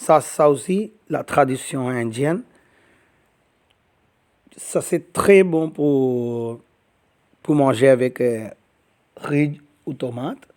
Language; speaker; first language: French; non-native, learner; Tamil